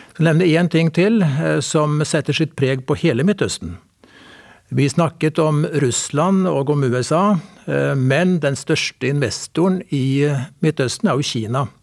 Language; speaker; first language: Norwegian; native; Norwegian